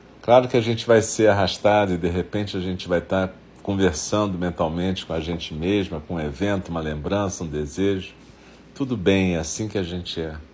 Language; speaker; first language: Portuguese; native; Portuguese